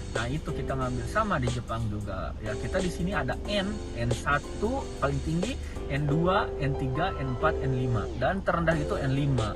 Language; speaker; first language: Indonesian; native; Indonesian